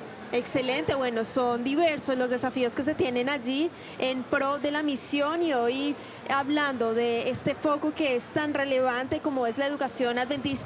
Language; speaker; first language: Spanish; native; Spanish